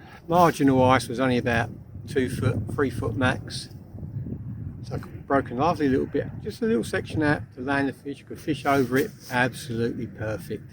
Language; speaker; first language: English; native; English